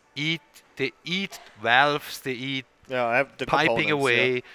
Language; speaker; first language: English; non-native, fluent; Swiss German